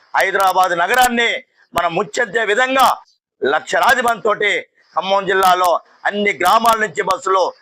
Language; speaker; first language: Telugu; native; Telugu